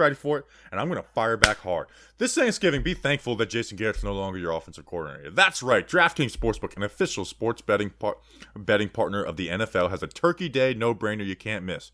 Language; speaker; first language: English; native; English